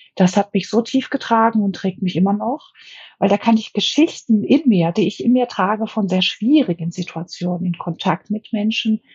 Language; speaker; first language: German; non-native, fluent; Greek